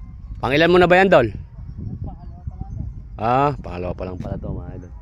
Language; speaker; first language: Filipino; native; Filipino